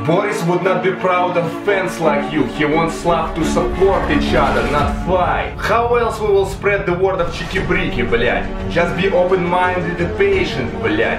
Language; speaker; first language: English; non-native, fluent; Russian